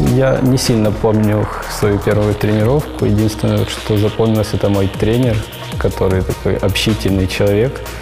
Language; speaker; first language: Russian; non-native, local second language; Ukrainian